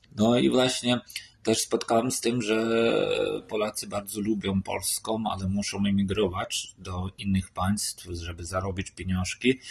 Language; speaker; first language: Polish; non-native, fluent; Armenian